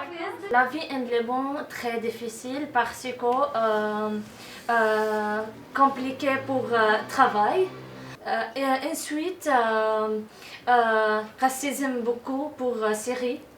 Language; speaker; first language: French; non-native, learner; Arabic